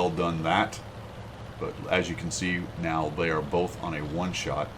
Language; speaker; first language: English; native; English